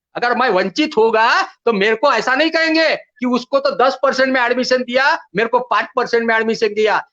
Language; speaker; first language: Hindi; non-native, local second language; Marathi